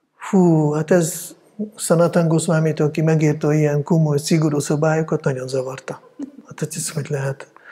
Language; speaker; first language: Hungarian; non-native, fluent; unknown